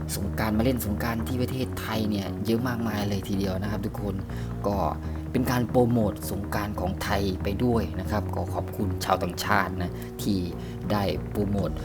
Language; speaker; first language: Thai; native; Thai